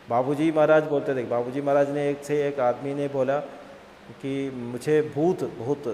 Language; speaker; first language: Hindi; non-native, local second language; Malayalam